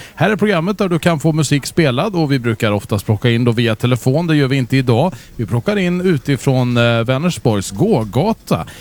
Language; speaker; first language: Swedish; native; Swedish